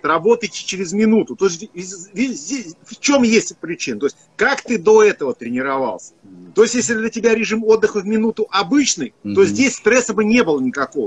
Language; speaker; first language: Russian; native; Russian